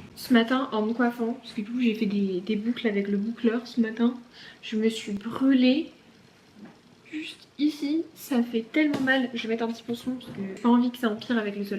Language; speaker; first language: French; native; French